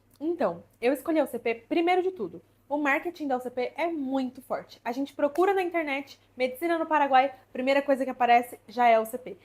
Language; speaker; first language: Portuguese; native; Portuguese